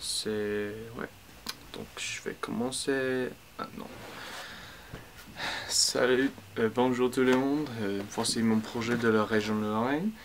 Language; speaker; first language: French; non-native, learner; English